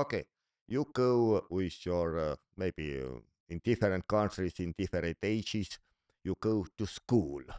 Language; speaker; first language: English; non-native, learner; Estonian